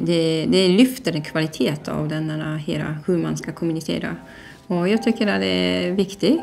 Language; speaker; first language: Swedish; non-native, learner; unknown